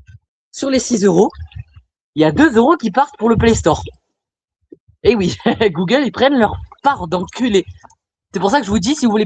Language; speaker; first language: French; native; French